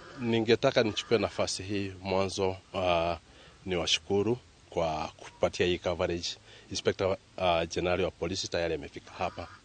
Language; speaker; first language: Swahili; non-native, local second language; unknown